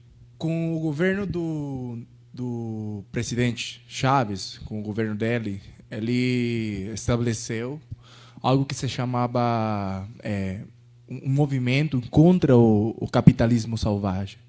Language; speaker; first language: Portuguese; non-native, fluent; Spanish